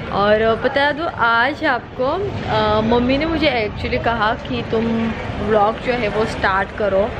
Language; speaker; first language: Hindi; non-native, local second language; Marathi